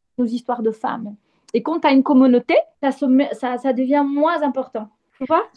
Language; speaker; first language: French; non-native, fluent; Portuguese